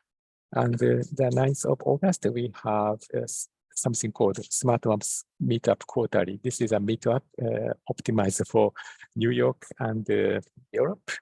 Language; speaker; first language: English; non-native, fluent; Japanese